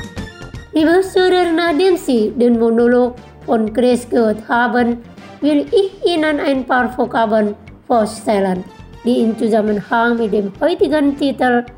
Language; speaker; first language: German; non-native, fluent; Indonesian